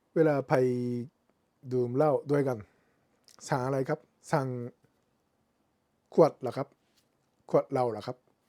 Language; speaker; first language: Thai; non-native, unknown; Japanese